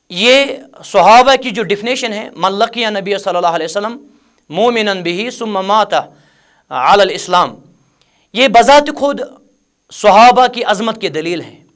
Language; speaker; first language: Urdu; non-native, local second language; Kashmiri